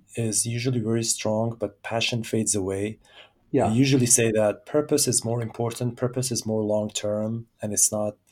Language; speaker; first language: English; non-native, fluent; Persian